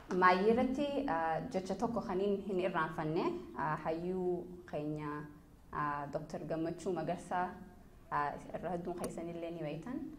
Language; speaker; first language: Oromo; early bilingual, heritage; Oromo